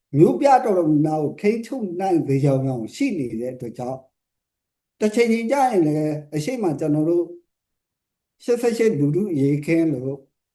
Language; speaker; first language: Burmese; non-native, local second language; S'gaw Karen